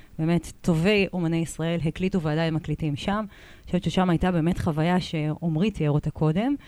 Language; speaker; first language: Hebrew; native; Hebrew